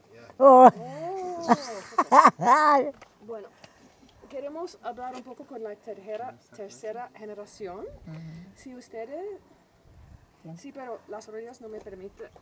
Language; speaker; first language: Spanish; non-native, learner; English